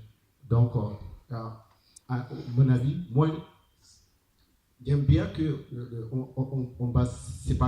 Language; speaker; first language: French; non-native, learner; Arabic